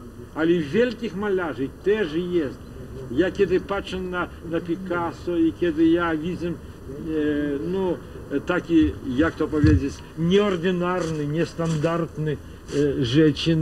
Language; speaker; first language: Polish; non-native, fluent; Russian